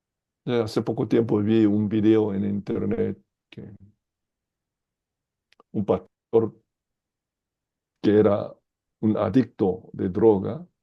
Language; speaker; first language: Spanish; non-native, fluent; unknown